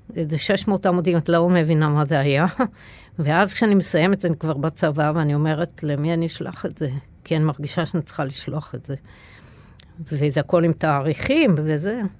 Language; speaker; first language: Hebrew; native; Hebrew